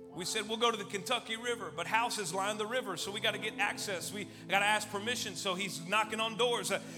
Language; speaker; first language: English; native; English